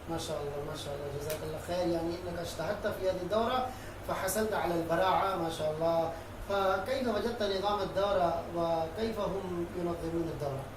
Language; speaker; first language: Arabic; non-native, fluent; Urdu